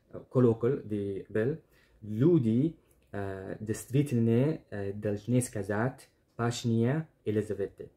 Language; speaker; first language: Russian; non-native, learner; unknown